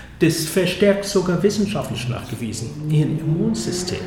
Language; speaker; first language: German; non-native, fluent; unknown